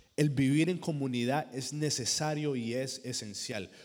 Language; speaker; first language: Spanish; native; Spanish